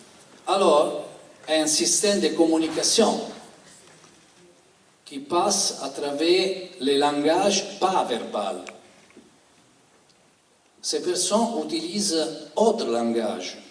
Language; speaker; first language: French; non-native, learner; Italian